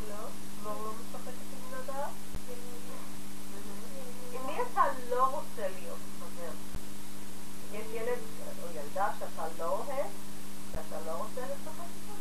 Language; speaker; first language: Hebrew; native; Hebrew